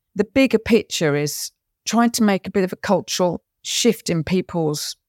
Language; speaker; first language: English; native; English